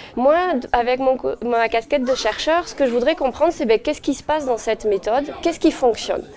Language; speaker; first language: French; native; French